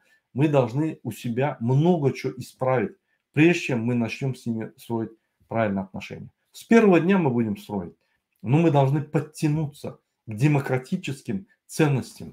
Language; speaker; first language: Russian; native; Russian